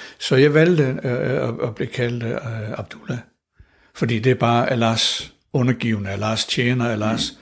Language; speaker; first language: Danish; native; Danish